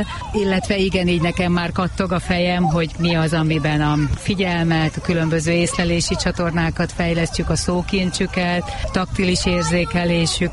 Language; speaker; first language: Hungarian; native; Hungarian